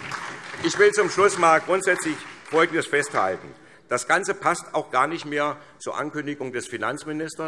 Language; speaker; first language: German; native; German